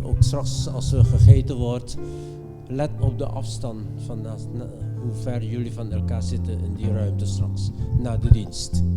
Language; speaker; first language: Dutch; non-native, fluent; Indonesian